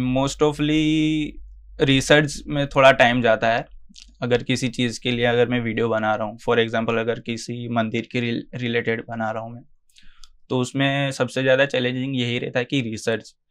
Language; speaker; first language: Hindi; non-native, local second language; Gujarati